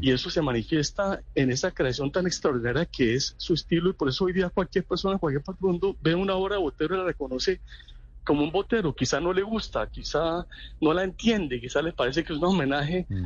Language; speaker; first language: Spanish; native; Spanish